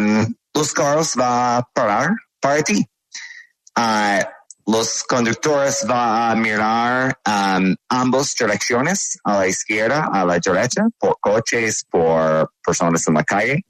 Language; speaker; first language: Spanish; non-native, learner; English